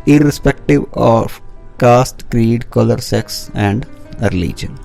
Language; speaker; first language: English; non-native, local second language; Punjabi